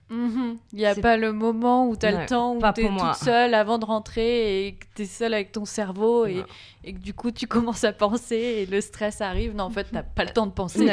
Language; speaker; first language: French; native; French